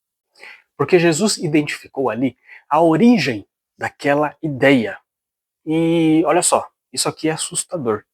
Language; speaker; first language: Portuguese; native; Portuguese